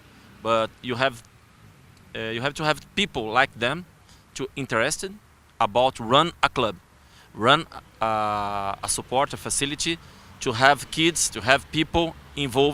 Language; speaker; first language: English; non-native, learner; Portuguese